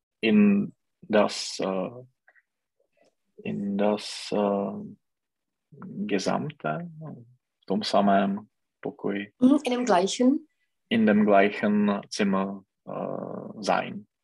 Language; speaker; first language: German; non-native, learner; Czech